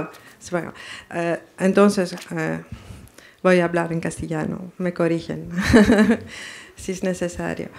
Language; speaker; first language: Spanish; non-native, fluent; French